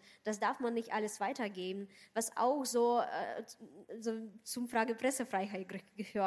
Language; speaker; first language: German; non-native, fluent; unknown